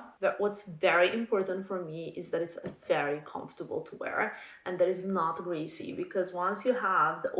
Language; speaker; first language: English; non-native, fluent; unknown